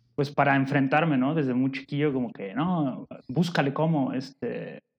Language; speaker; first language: Spanish; native; Spanish